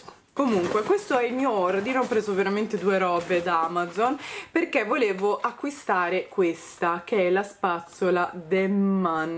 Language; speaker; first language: Italian; native; Italian